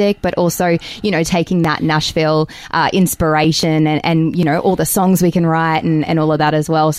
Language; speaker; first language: English; native; English